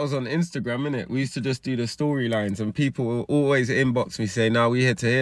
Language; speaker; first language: English; native; English